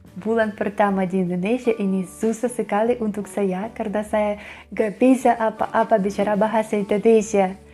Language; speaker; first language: Indonesian; non-native, learner; Russian